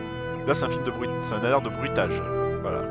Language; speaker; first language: French; native; French